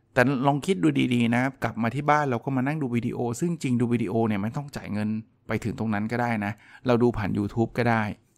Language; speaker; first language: Thai; native; Thai